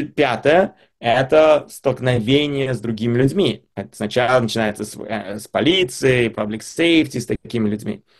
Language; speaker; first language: Russian; early bilingual, heritage; Russian